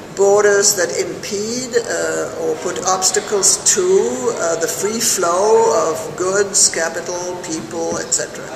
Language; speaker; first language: English; non-native, fluent; French